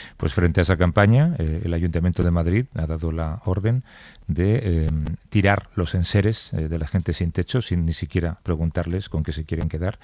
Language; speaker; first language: Spanish; native; Spanish